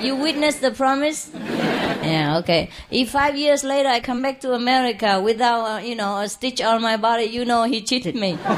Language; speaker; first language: English; non-native, fluent; Vietnamese